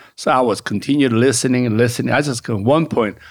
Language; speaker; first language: English; non-native, fluent; Korean